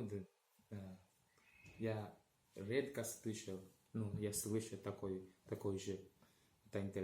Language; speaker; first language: Russian; non-native, learner; Portuguese